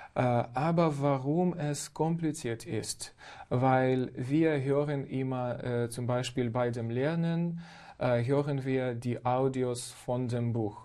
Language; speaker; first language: German; non-native, fluent; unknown